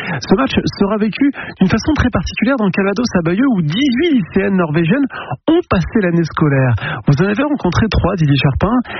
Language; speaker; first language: French; native; French